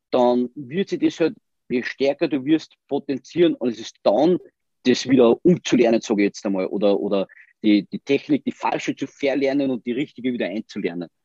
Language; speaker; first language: German; native; German